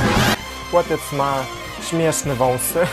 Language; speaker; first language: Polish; non-native, learner; Ukrainian